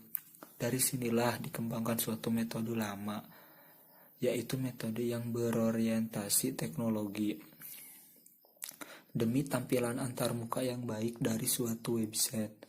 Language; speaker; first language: Indonesian; native; Indonesian